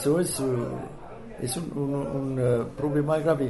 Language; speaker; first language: Spanish; non-native, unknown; French